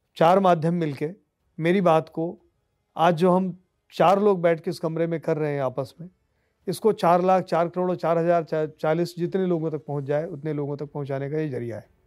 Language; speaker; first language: Hindi; native; Hindi